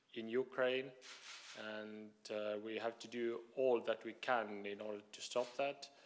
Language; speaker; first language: English; non-native, fluent; Estonian